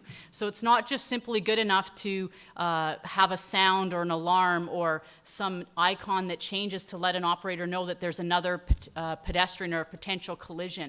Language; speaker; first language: English; native; English